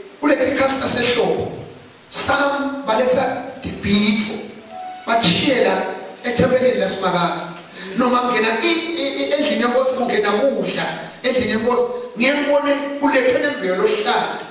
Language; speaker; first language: Zulu; non-native, local second language; Swati